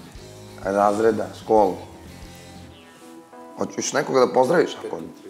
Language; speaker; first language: Serbian; native; Serbian